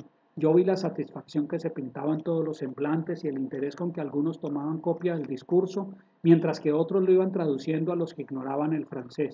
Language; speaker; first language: Spanish; native; Spanish